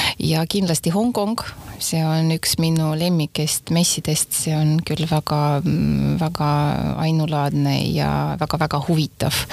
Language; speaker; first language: Estonian; non-native, local second language; Russian